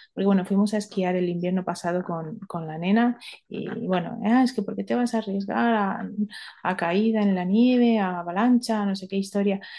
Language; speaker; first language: Spanish; early bilingual, other home language; Romanian